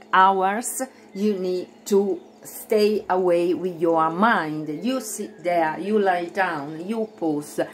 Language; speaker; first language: English; non-native, fluent; Italian